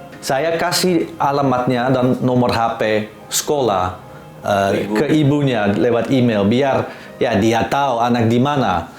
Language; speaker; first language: Indonesian; non-native, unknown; Dutch